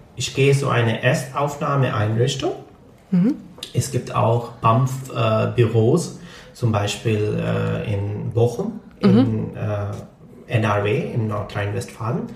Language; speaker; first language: German; non-native, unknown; Punjabi